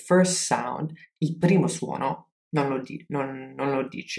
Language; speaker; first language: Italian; non-native, fluent; English